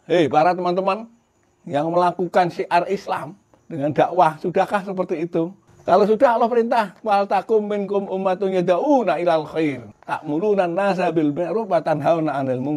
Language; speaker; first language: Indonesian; non-native, local second language; Javanese